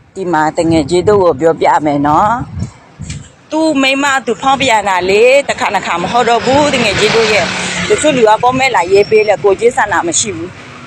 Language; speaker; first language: Burmese; non-native, local second language; Karen languages